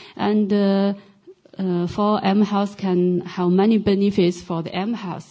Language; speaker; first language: English; non-native, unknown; Chinese